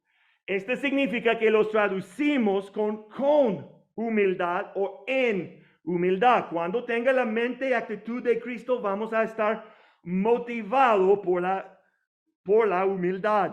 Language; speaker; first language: Spanish; non-native, fluent; English